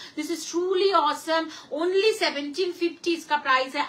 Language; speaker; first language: Hindi; non-native, local second language; Bangla